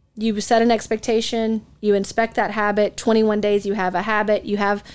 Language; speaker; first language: English; native; English